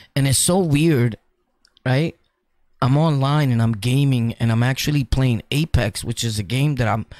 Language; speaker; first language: English; early bilingual, other home language; Spanish